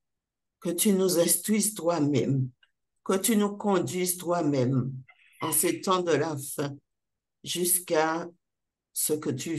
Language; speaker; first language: French; native; French